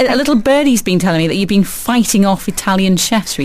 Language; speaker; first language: English; native; English